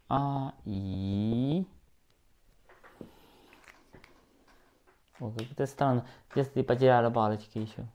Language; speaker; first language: Russian; non-native, learner; Chinese